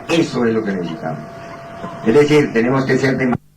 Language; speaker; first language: Spanish; native; Spanish